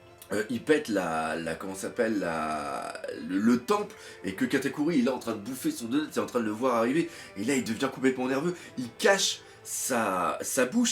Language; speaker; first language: French; native; French